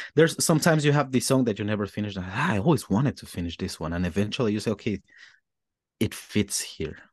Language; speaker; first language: English; non-native, fluent; Spanish